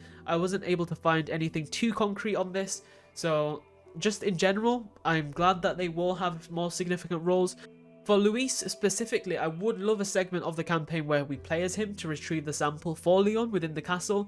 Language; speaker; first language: English; native; English